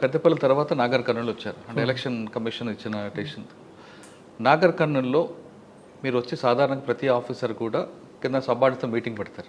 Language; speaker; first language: Telugu; native; Telugu